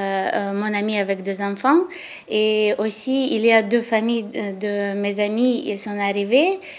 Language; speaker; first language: French; non-native, learner; Ukrainian